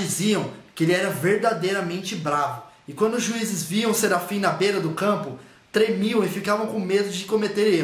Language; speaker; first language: Portuguese; native; Portuguese